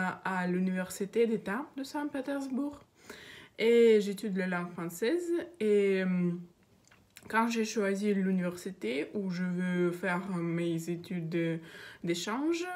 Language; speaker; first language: French; non-native, learner; Russian